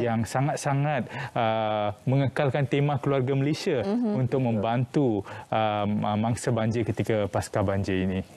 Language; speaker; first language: Malay; native; Malay